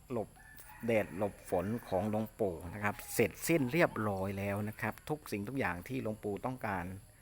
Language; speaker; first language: Thai; native; Thai